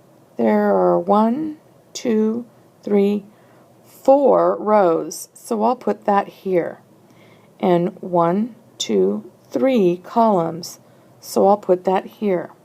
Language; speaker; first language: English; native; English